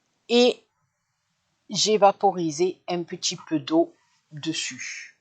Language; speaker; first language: French; native; French